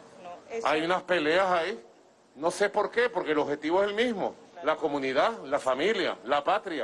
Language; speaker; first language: Spanish; native; Spanish